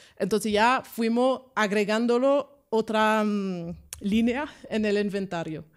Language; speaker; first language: Spanish; non-native, fluent; French